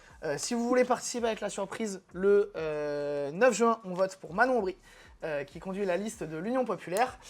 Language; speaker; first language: French; native; French